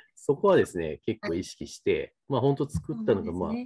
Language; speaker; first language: Japanese; native; Japanese